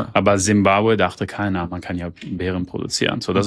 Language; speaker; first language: German; early bilingual, heritage; German